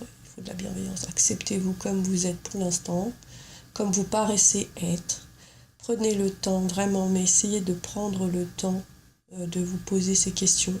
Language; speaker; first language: French; native; French